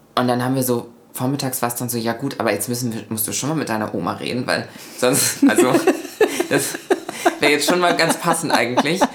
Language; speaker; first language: German; native; German